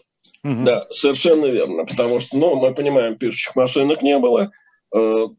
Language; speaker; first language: Russian; native; Russian